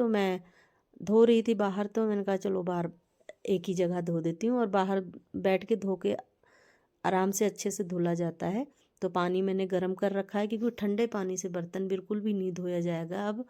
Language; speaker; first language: Hindi; native; Hindi